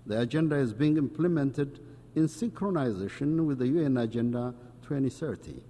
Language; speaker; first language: English; non-native, local second language; Amharic